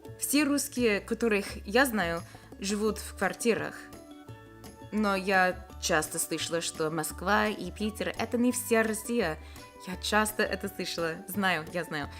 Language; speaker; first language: Russian; non-native, learner; English